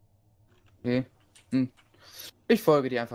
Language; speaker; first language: German; native; German